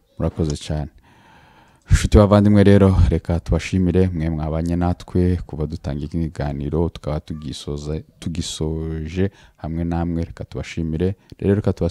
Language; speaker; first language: Kinyarwanda; native; Kinyarwanda